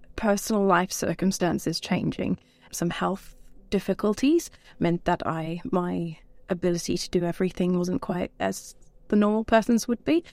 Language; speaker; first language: English; native; English